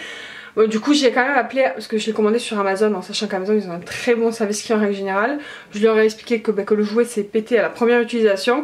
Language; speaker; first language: French; native; French